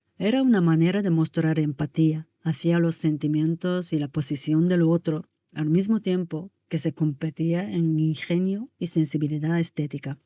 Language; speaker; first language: Spanish; non-native, fluent; Japanese